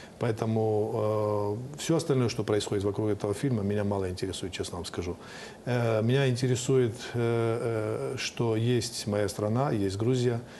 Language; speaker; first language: Russian; non-native, local second language; Georgian